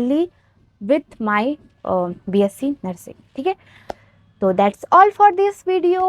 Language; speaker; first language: Hindi; native; Hindi